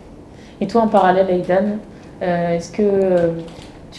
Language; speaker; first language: French; native; French